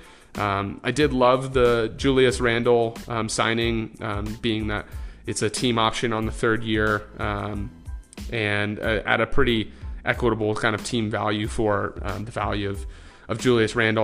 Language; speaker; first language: English; native; English